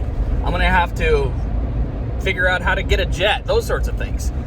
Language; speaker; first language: English; native; English